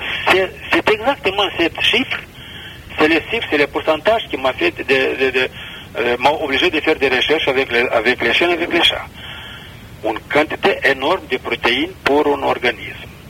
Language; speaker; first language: French; non-native, fluent; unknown